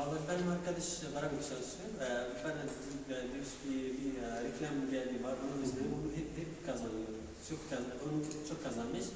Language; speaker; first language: Turkish; non-native, learner; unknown